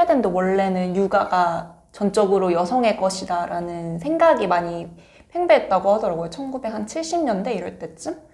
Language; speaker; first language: Korean; native; Korean